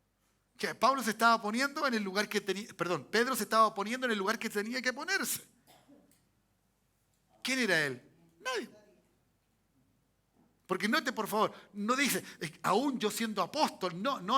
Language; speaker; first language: Spanish; native; Spanish